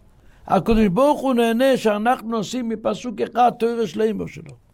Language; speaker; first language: Hebrew; non-native, local second language; Yiddish